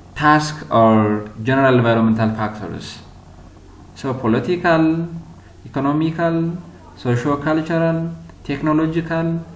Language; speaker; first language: English; non-native, local second language; Amharic